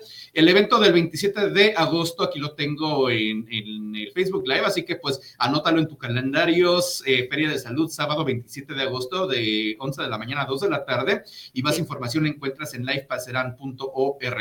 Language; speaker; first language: Spanish; native; Spanish